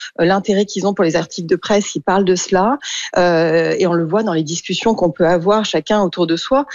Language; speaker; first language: French; native; French